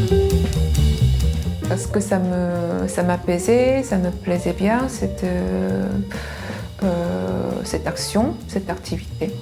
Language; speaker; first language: French; non-native, fluent; Korean